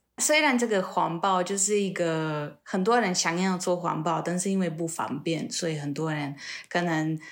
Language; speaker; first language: Chinese; non-native, fluent; Polish